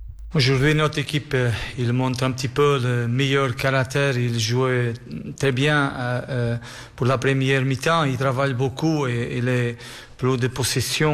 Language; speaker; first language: French; non-native, learner; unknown